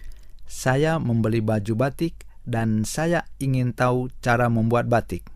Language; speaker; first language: Indonesian; non-native, fluent; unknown